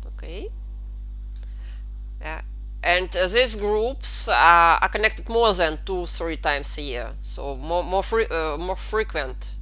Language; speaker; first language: English; non-native, fluent; Russian